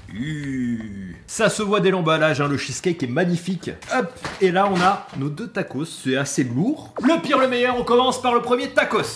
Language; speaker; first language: French; native; French